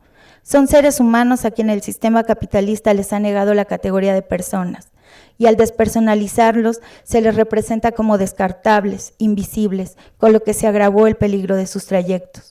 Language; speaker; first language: Spanish; native; Spanish